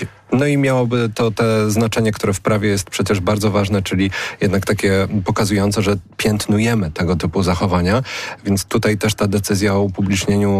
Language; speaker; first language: Polish; native; Polish